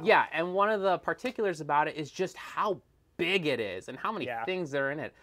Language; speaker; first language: English; native; English